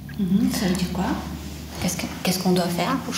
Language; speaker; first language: French; non-native, fluent; Lithuanian